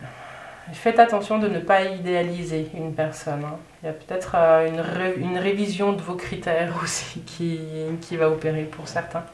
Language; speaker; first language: French; native; French